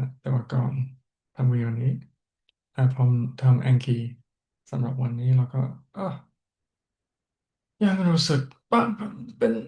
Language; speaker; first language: Thai; non-native, learner; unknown